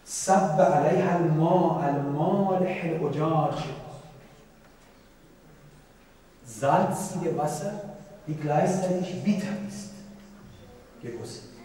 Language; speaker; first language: German; non-native, fluent; Persian